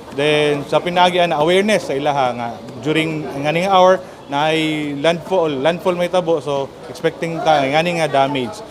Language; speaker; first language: Cebuano; native; Cebuano